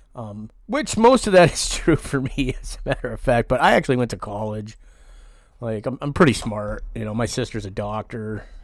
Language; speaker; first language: English; native; English